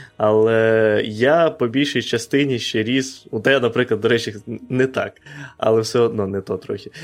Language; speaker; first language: Ukrainian; native; Ukrainian